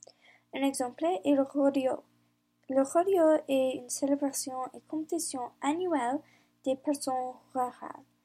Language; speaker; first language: French; non-native, learner; English